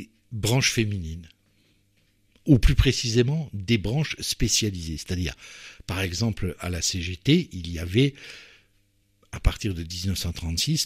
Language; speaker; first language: French; native; French